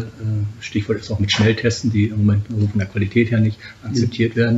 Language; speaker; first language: German; native; German